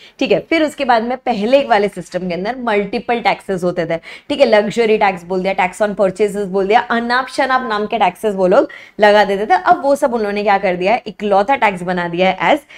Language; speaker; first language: Hindi; native; Hindi